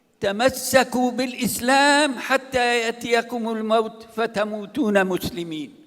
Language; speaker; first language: Arabic; non-native, fluent; Turkish